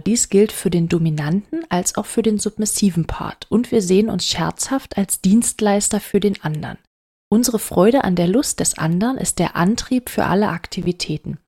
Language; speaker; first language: German; native; German